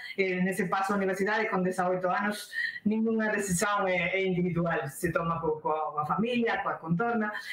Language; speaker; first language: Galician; non-native, local second language; Spanish